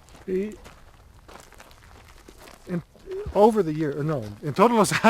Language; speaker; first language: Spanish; non-native, learner; English